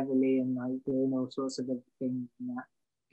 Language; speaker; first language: English; native; English